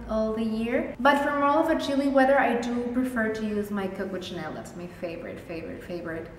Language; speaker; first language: English; non-native, fluent; Spanish